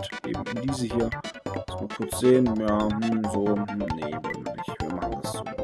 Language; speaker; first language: German; native; German